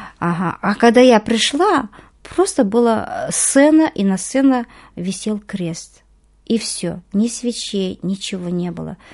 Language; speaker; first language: Russian; non-native, local second language; Kazakh